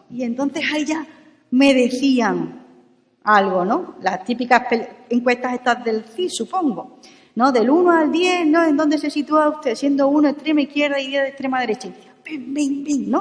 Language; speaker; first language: Spanish; native; Spanish